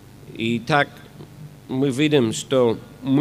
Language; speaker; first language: Russian; non-native, fluent; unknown